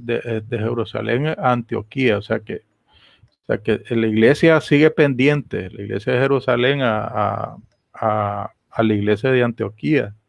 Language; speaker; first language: Spanish; native; Spanish